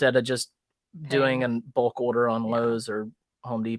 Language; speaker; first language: English; native; English